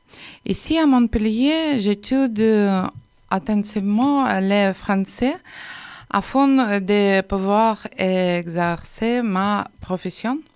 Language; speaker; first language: French; non-native, learner; Ukrainian